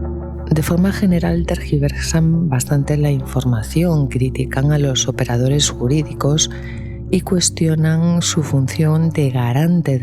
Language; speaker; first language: Spanish; native; Spanish